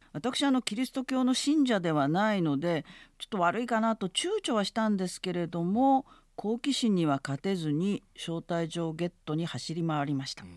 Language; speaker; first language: Japanese; native; Japanese